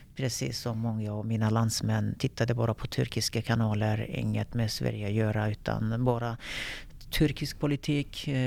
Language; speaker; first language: Swedish; non-native, fluent; Turkish